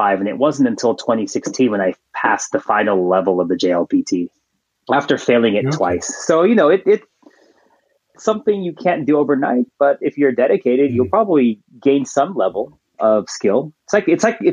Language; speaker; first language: English; native; English